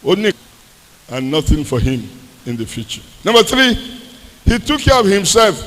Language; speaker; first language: English; non-native, local second language; Yoruba